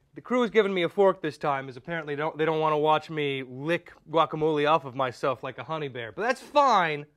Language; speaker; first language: English; native; English